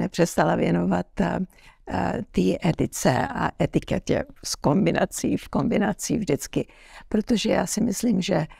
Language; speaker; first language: Czech; early bilingual, heritage; Czech